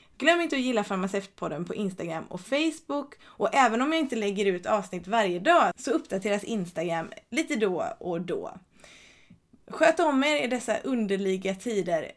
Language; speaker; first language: Swedish; native; Swedish